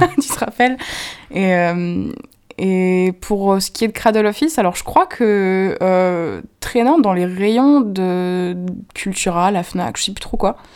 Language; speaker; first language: French; native; French